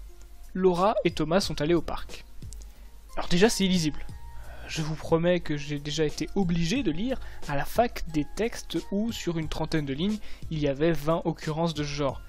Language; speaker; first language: French; native; French